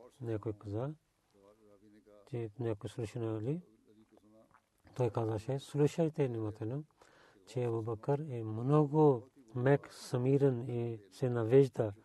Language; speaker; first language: Bulgarian; non-native, learner; Urdu